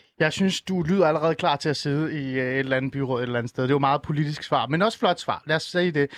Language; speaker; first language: Danish; early bilingual, other home language; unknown